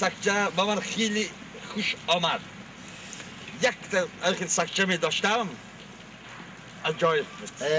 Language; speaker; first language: Persian; non-native, learner; Hindi